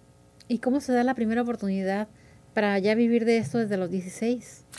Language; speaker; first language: Spanish; native; Spanish